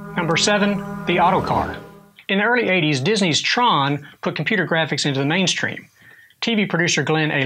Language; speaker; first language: English; native; English